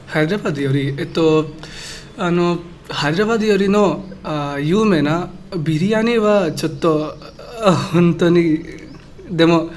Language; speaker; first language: Japanese; non-native, learner; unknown